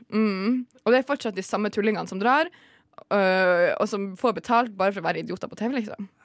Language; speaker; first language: Norwegian; native; Norwegian